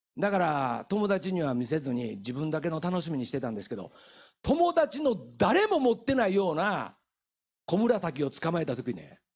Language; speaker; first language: Japanese; native; Japanese